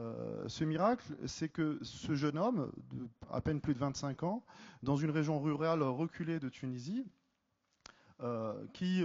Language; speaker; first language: French; native; French